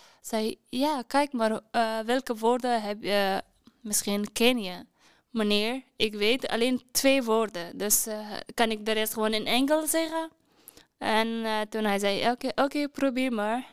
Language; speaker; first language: Dutch; non-native, learner; Persian